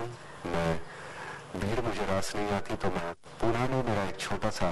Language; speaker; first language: Hindi; non-native, local second language; Marathi